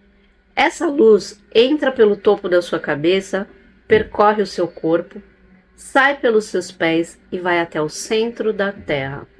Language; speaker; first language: Portuguese; native; Portuguese